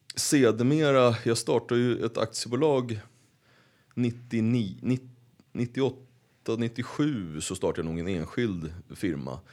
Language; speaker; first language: Swedish; native; Swedish